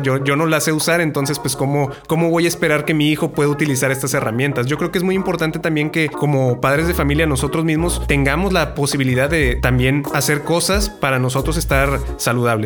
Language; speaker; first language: Spanish; native; Spanish